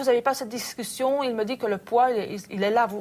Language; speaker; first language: French; native; French